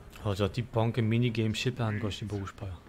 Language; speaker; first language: Korean; non-native, learner; German